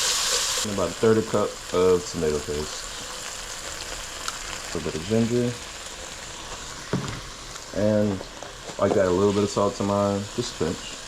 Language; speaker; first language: English; native; English